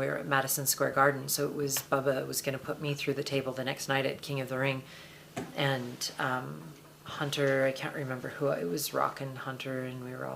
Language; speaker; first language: English; native; English